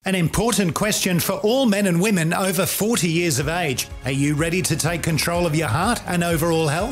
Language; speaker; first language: English; native; English